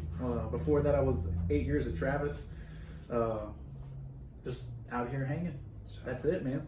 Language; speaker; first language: English; native; English